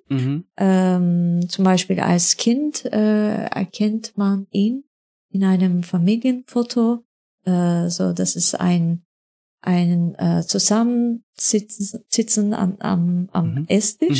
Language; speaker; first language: German; non-native, fluent; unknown